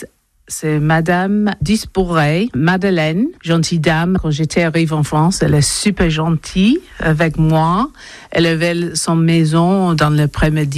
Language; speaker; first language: French; non-native, learner; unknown